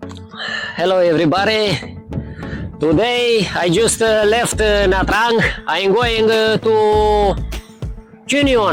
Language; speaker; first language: English; non-native, learner; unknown